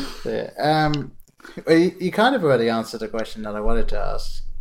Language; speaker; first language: English; native; English